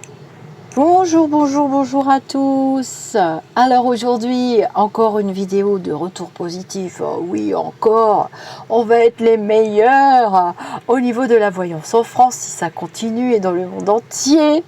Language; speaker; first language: French; native; French